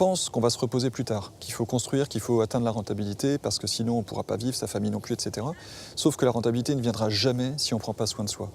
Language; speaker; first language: French; native; French